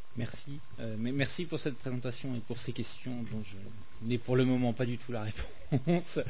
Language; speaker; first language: French; native; French